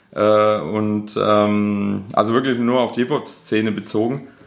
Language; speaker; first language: German; native; German